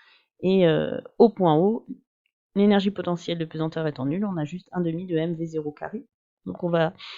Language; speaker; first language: French; native; French